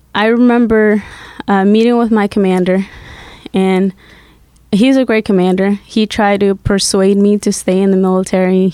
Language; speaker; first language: English; non-native, fluent; Spanish